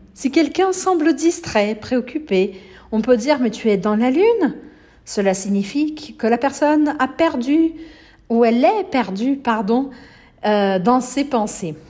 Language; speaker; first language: French; non-native, fluent; Portuguese